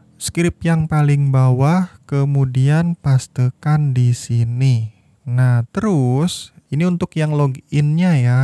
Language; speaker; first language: Indonesian; native; Indonesian